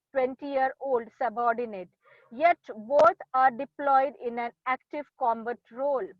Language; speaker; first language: English; non-native, local second language; Marathi